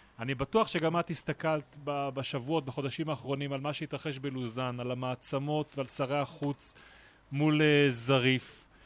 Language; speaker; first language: Hebrew; native; Hebrew